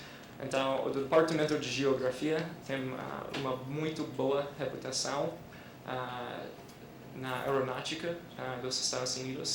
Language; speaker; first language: Portuguese; non-native, fluent; English